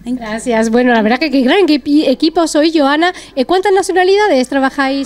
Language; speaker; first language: Spanish; native; Spanish